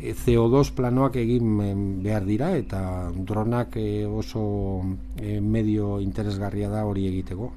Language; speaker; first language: Basque; non-native, local second language; Spanish